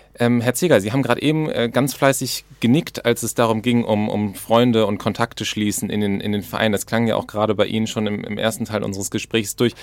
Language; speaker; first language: German; native; German